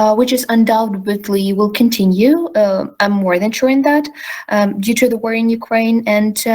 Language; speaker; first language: English; non-native, fluent; Ukrainian